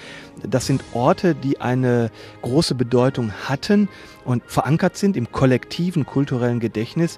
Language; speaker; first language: German; native; German